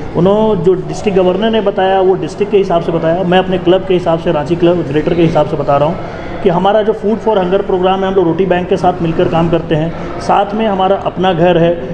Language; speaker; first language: Hindi; native; Hindi